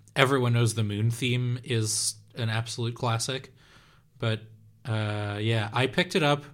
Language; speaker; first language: English; non-native, fluent; Dutch